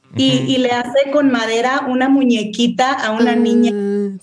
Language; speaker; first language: Spanish; native; Spanish